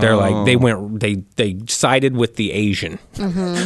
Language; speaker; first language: English; native; English